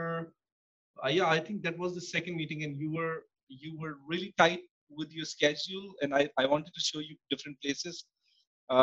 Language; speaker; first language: English; non-native, local second language; Urdu